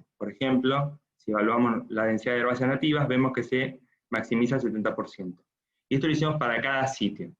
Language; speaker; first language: Spanish; native; Spanish